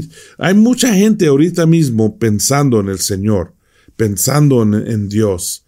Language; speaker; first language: Spanish; non-native, fluent; English